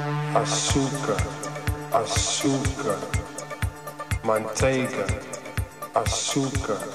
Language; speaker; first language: Portuguese; non-native, learner; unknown